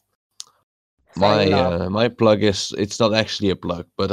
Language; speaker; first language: English; non-native, fluent; Dutch